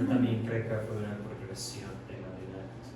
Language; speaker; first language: Spanish; non-native, learner; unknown